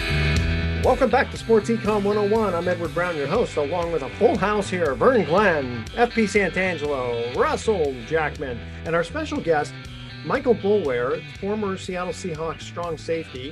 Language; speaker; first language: English; native; English